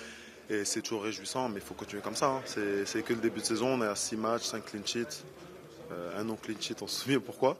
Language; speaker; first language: French; native; French